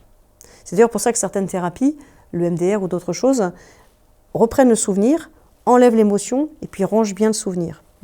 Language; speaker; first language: French; native; French